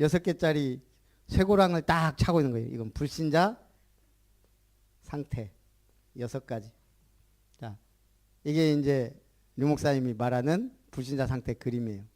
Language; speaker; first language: Korean; native; Korean